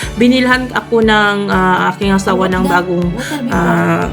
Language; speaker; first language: Filipino; non-native, local second language; Cebuano